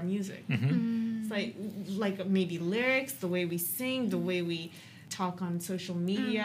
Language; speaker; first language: English; native; English